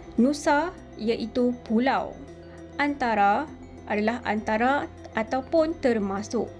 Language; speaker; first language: Malay; native; Malay